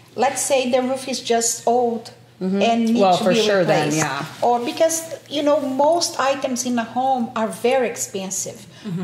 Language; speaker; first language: English; non-native, fluent; Portuguese